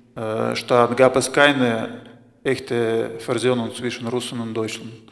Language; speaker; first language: German; non-native, fluent; Russian